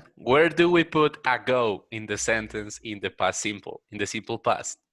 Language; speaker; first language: English; non-native, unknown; Spanish